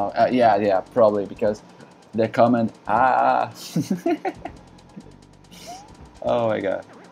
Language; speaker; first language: English; non-native, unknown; Portuguese